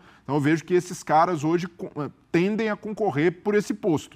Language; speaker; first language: Portuguese; native; Portuguese